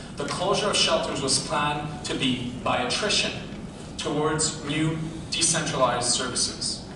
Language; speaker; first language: English; non-native, local second language; French